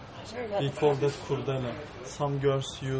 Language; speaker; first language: English; non-native, learner; Turkish